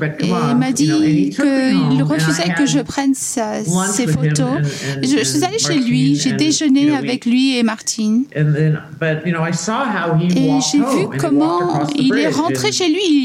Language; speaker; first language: French; non-native, learner; English